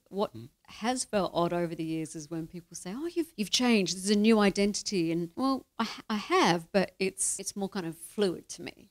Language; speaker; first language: English; native; English